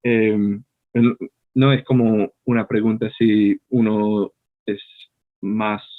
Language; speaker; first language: Spanish; non-native, fluent; English